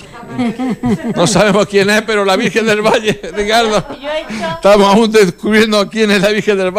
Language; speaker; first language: Spanish; native; Spanish